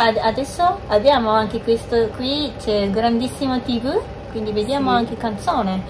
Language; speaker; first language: Italian; non-native, learner; Japanese